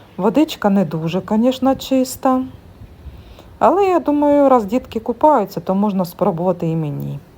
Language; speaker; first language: Ukrainian; non-native, local second language; Russian